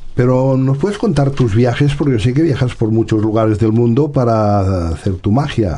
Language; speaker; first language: Spanish; non-native, local second language; Catalan